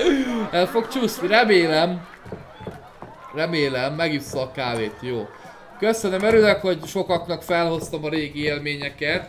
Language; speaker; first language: Hungarian; native; Hungarian